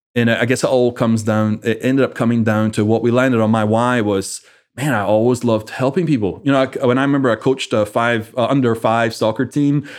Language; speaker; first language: English; native; English